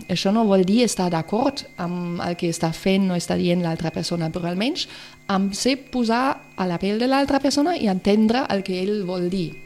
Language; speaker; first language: Catalan; non-native, local second language; Spanish